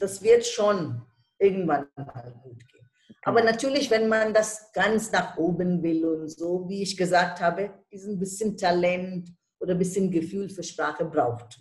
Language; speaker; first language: German; non-native, fluent; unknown